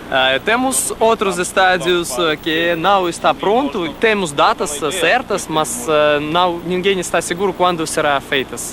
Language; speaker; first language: Portuguese; non-native, learner; Russian